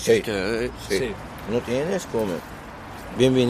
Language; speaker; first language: Spanish; non-native, learner; Arabic